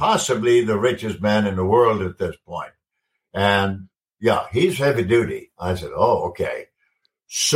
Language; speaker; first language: English; non-native, fluent; Swedish